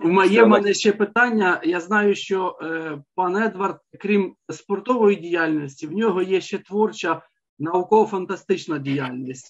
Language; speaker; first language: Ukrainian; native; Ukrainian